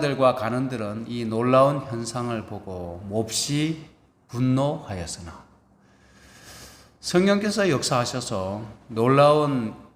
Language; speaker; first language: Korean; native; Korean